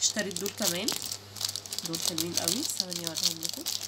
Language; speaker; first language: Arabic; native; Arabic